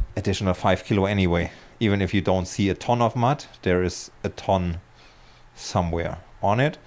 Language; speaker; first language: English; non-native, fluent; German